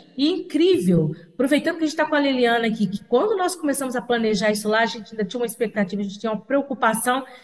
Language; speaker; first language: Portuguese; native; Portuguese